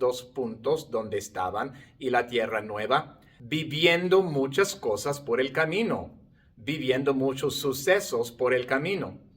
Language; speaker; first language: Spanish; non-native, fluent; English